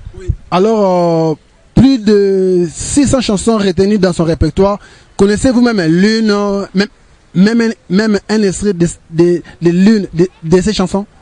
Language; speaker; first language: French; non-native, local second language; Lingala